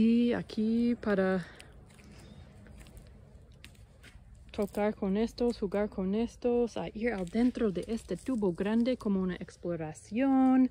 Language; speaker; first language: Spanish; non-native, learner; English